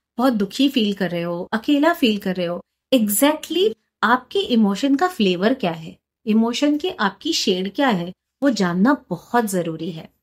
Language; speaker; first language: Hindi; non-native, local second language; Marathi